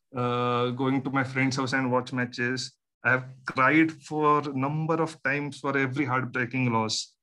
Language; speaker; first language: English; non-native, local second language; Marathi